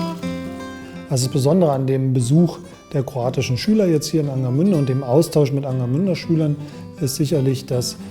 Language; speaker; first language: German; native; German